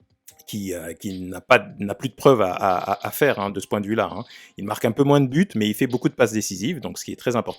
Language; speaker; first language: French; native; French